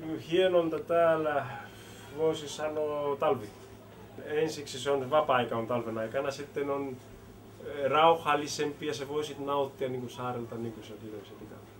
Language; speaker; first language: Finnish; early bilingual, heritage; Finnish